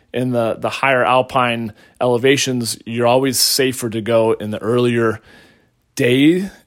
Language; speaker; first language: English; native; English